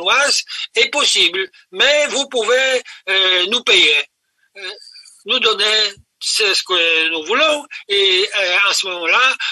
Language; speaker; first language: French; non-native, fluent; Polish